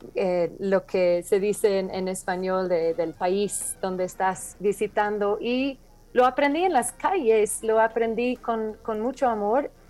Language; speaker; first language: Spanish; non-native, fluent; English